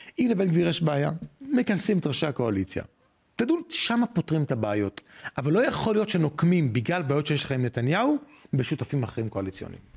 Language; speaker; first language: Hebrew; native; Hebrew